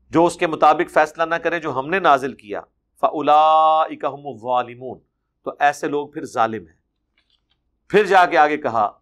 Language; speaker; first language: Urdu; non-native, local second language; Punjabi